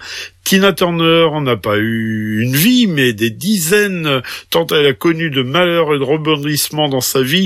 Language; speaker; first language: French; native; French